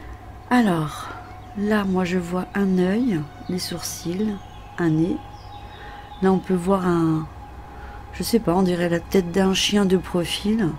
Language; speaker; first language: French; native; French